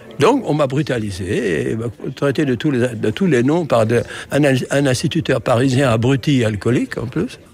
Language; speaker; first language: French; non-native, local second language; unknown